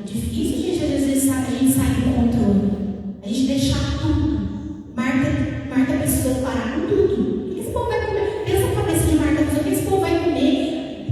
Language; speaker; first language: Portuguese; native; Portuguese